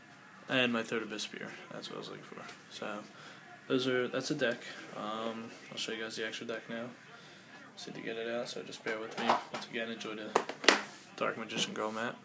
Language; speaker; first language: English; native; English